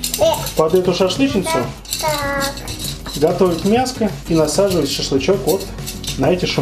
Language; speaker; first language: Russian; native; Russian